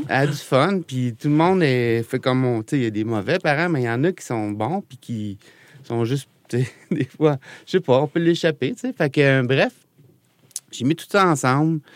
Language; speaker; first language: French; native; French